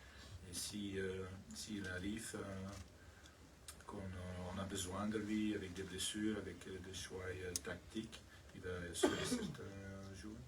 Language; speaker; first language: French; non-native, learner; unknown